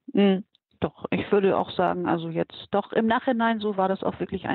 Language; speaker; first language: German; native; German